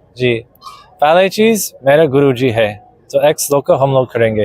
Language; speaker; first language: Hindi; non-native, learner; English